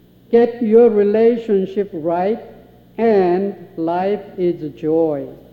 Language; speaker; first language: English; non-native, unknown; Korean